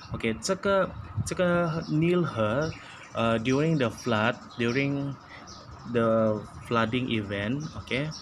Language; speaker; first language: English; non-native, local second language; Chinese